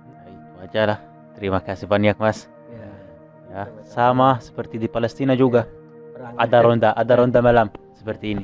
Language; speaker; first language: Indonesian; non-native, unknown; Arabic